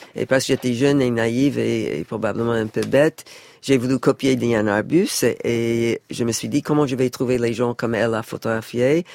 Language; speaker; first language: French; non-native, fluent; English